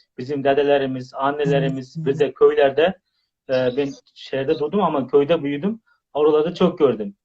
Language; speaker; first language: Turkish; non-native, fluent; Uzbek